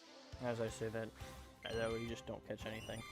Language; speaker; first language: English; native; English